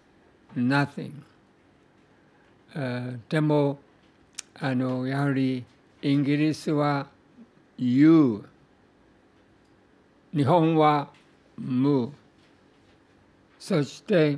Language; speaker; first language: Japanese; non-native, fluent; English